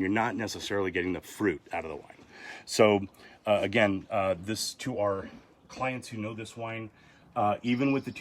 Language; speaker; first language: English; native; English